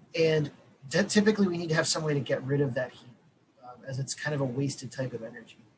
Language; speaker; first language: English; native; English